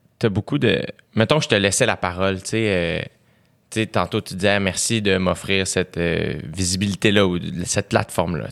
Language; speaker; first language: French; native; French